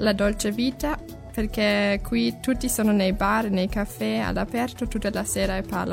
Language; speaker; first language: Italian; non-native, learner; German